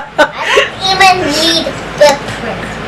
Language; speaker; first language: English; native; English